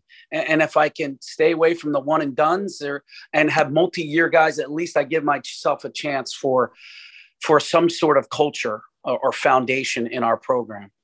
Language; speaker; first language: English; native; English